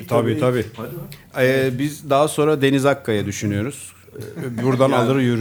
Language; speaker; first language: Turkish; native; Turkish